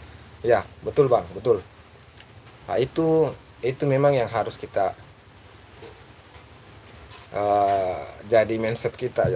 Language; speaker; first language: Indonesian; native; Indonesian